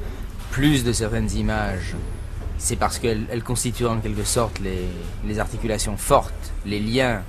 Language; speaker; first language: French; native; French